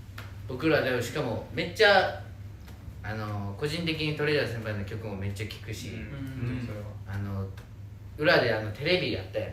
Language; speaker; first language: Japanese; native; Japanese